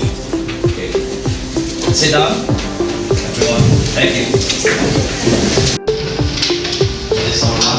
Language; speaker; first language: English; non-native, fluent; Indonesian